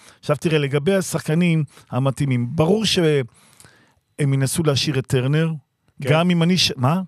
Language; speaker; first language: Hebrew; native; Hebrew